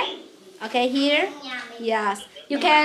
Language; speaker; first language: English; non-native, local second language; Vietnamese